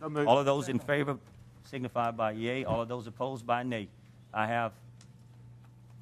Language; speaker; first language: English; native; English